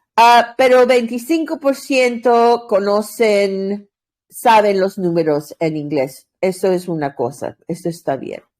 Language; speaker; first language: Spanish; non-native, learner; English